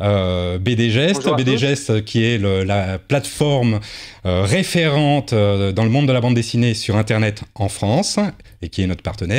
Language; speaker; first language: French; native; French